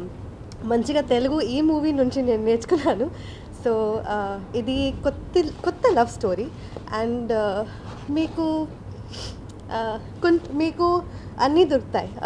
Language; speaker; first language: Telugu; non-native, learner; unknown